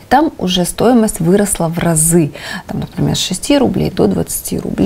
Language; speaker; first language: Russian; native; Russian